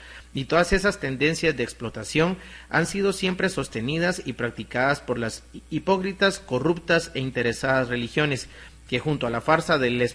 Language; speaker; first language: Spanish; native; Spanish